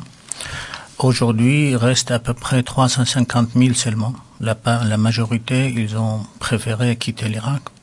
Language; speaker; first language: French; non-native, local second language; Arabic